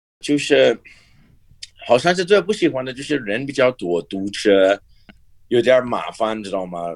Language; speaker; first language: Chinese; non-native, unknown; English